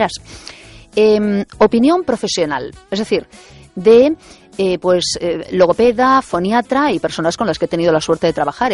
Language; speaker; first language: Spanish; native; Spanish